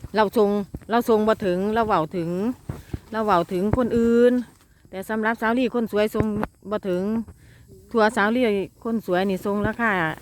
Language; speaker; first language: Thai; native; Thai